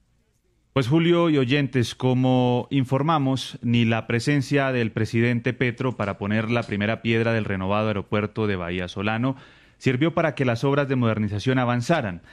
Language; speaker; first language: Spanish; native; Spanish